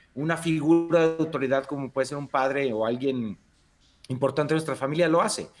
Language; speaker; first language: Spanish; native; Spanish